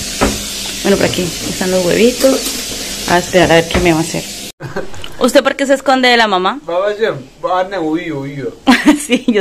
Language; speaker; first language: Spanish; native; Spanish